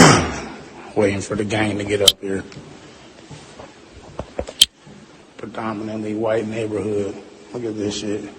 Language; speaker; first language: English; native; English